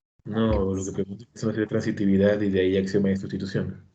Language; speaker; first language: Spanish; native; Spanish